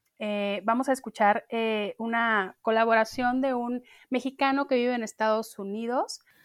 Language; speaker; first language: Spanish; native; Spanish